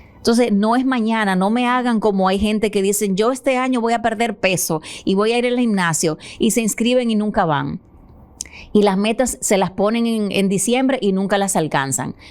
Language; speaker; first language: Spanish; native; Spanish